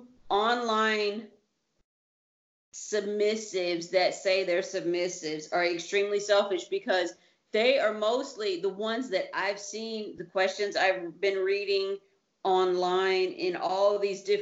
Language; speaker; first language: English; native; English